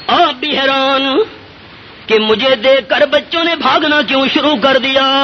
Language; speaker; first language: Urdu; non-native, local second language; Pashto